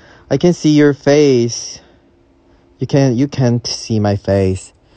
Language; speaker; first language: English; non-native, learner; Korean